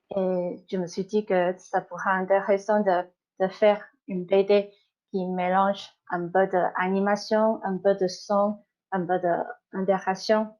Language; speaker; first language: French; non-native, fluent; Chinese